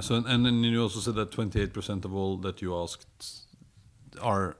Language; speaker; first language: English; non-native, fluent; Norwegian